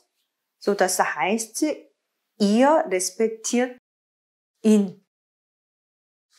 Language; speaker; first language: German; non-native, learner; Korean